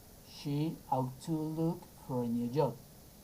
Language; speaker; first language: English; non-native, fluent; Spanish